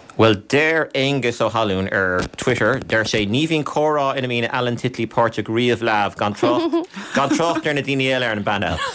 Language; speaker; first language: Irish; native; Irish